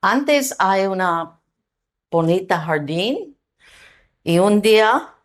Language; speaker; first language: Spanish; non-native, learner; English